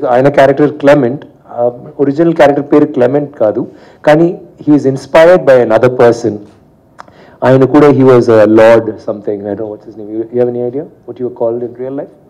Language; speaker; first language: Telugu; non-native, fluent; Tamil